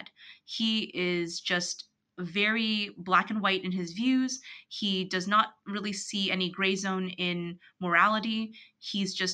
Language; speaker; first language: English; native; English